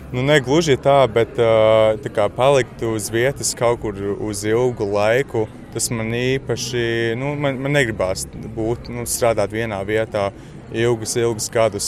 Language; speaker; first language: Latvian; early bilingual, heritage; Latvian